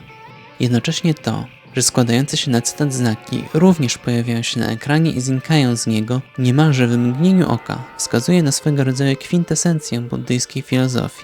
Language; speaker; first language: Polish; native; Polish